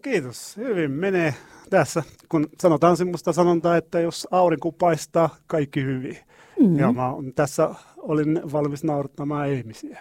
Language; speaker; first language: Finnish; non-native, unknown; Arabic